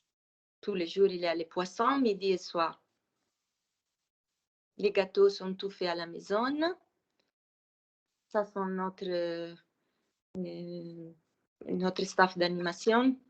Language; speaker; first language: French; non-native, fluent; Italian